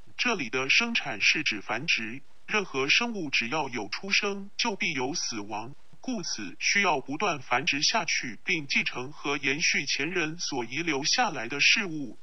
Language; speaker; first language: Chinese; non-native, local second language; Cantonese